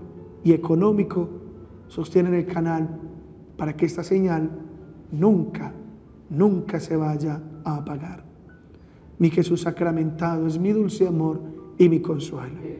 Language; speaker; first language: Spanish; native; Spanish